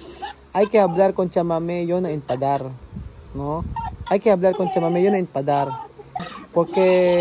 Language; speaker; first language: Spanish; non-native, learner; Filipino